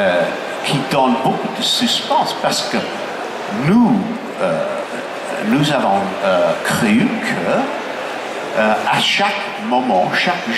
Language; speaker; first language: French; non-native, fluent; English